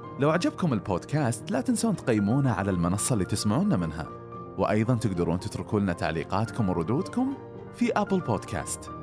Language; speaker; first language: Arabic; native; Arabic